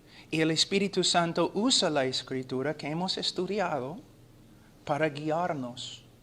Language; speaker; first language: Spanish; non-native, fluent; English